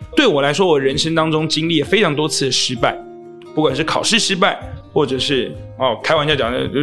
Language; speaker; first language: Chinese; native; Chinese